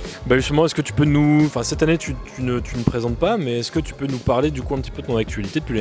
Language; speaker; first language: French; native; French